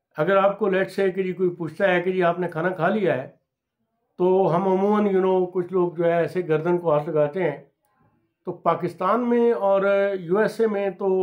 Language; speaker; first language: Urdu; non-native, local second language; Punjabi